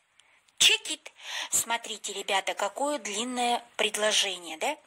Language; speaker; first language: Russian; non-native, local second language; Kyrgyz